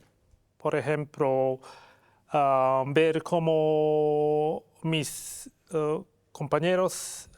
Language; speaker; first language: Spanish; non-native, learner; Japanese